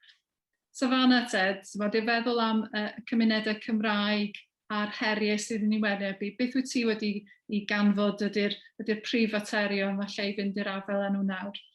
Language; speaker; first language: Welsh; native; Welsh